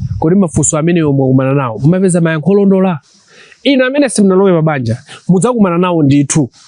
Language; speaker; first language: Nyanja; non-native, local second language; Tumbuka